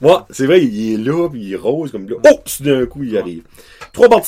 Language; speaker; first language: French; native; French